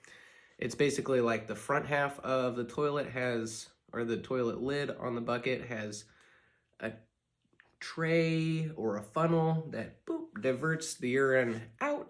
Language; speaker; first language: English; native; English